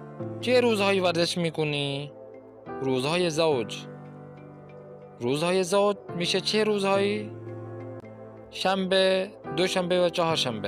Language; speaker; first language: Persian; non-native, fluent; Urdu